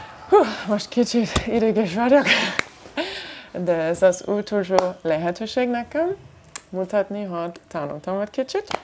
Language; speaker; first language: Hungarian; non-native, learner; German